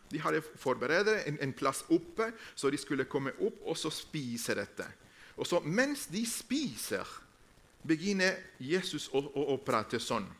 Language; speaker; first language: Norwegian; non-native, fluent; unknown